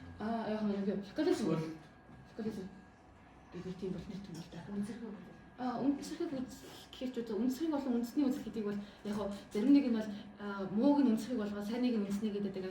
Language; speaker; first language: Mongolian; native; Mongolian